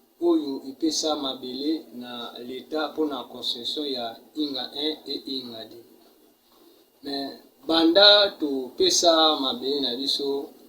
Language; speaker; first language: Lingala; non-native, local second language; Kongo